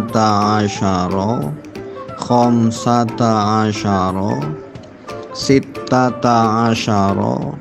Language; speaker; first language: Arabic; non-native, fluent; Indonesian